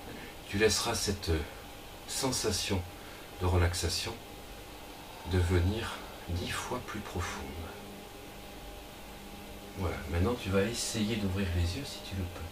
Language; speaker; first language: French; native; French